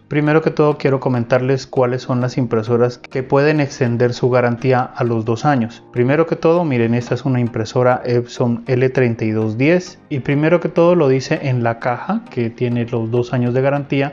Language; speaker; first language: Spanish; native; Spanish